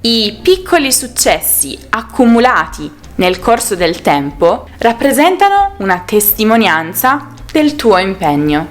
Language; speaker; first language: Italian; native; Italian